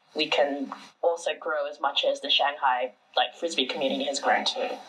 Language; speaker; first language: English; early bilingual, other home language; Chinese